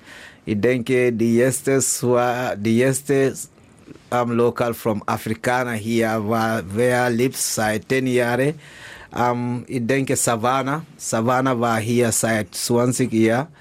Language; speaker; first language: German; non-native, learner; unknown